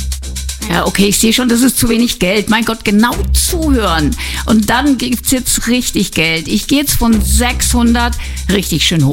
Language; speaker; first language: German; native; German